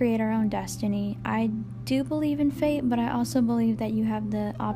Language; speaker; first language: English; native; English